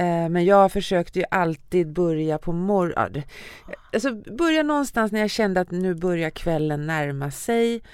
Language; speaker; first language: Swedish; native; Swedish